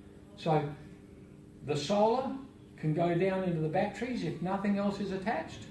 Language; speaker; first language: English; native; English